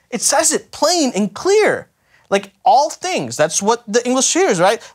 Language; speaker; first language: English; native; English